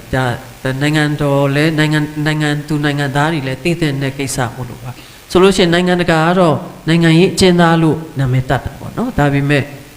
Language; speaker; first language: Burmese; native; Burmese